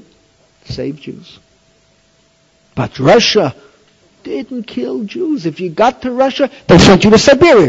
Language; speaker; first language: English; native; English